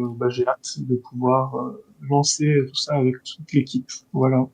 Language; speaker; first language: French; native; French